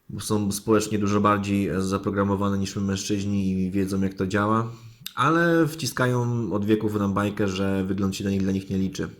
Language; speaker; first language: Polish; native; Polish